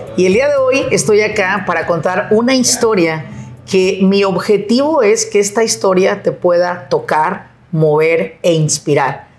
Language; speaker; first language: Spanish; native; Spanish